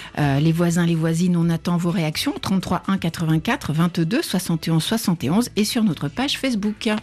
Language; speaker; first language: French; native; French